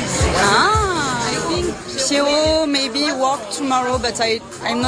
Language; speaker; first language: English; non-native, learner; French